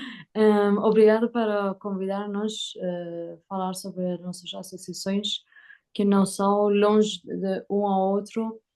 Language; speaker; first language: Portuguese; non-native, learner; Persian